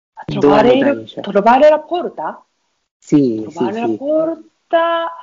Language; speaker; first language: Italian; non-native, learner; Japanese